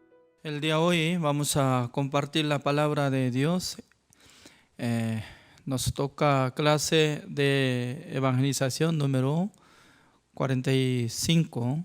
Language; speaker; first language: Spanish; non-native, fluent; Korean